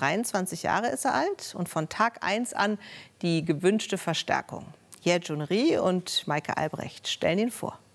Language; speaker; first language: German; native; German